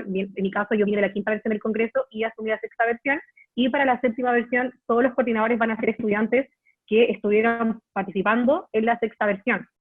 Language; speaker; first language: Spanish; native; Spanish